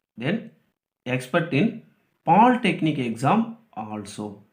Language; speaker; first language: English; non-native, local second language; Tamil